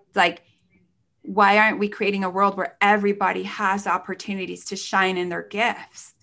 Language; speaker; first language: English; early bilingual, other home language; Spanish